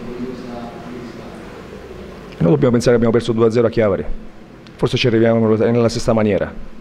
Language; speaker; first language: Italian; native; Italian